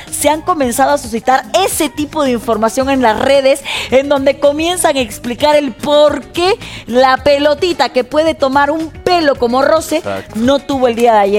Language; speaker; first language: Spanish; native; Spanish